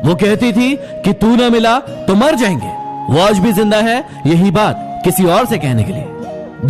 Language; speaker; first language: Hindi; native; Hindi